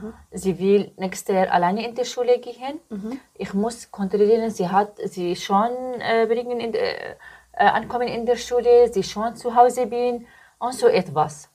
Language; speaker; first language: German; non-native, learner; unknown